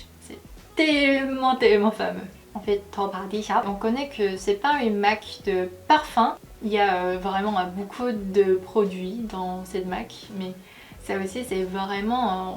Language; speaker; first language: French; non-native, fluent; Korean